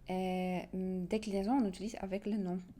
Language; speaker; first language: French; non-native, fluent; Polish